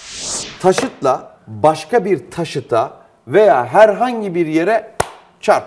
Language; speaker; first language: Turkish; native; Turkish